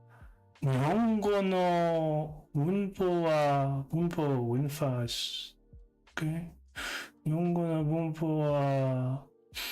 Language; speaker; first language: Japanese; non-native, learner; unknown